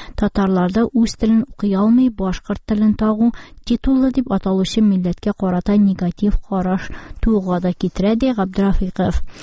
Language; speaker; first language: Tatar; native; Tatar